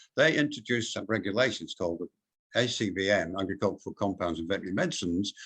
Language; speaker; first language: English; native; English